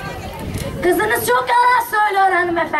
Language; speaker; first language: Turkish; native; Turkish